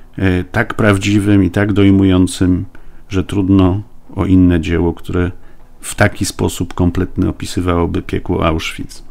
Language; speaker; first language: Polish; native; Polish